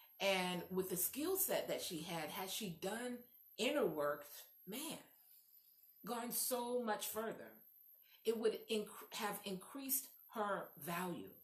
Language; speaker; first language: English; native; English